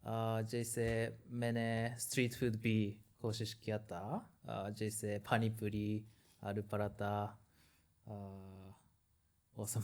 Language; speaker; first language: Hindi; non-native, learner; Japanese